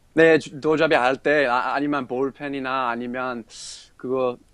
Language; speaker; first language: Korean; non-native, fluent; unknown